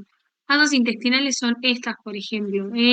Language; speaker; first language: Spanish; native; Spanish